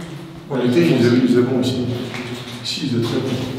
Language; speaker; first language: French; native; French